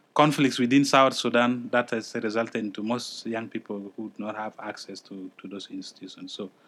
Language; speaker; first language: English; non-native, fluent; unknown